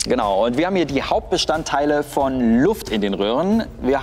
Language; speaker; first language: German; native; German